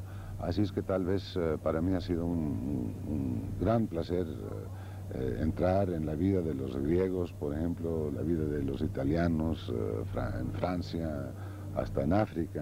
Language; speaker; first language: Spanish; early bilingual, other home language; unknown